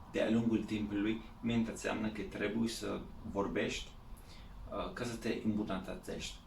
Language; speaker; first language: Romanian; non-native, learner; English